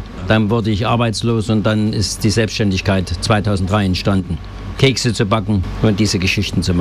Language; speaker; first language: German; native; German